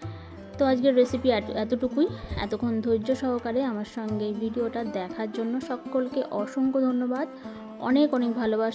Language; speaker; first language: Bangla; native; Bangla